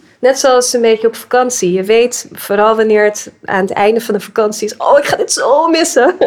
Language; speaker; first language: Dutch; early bilingual, other home language; English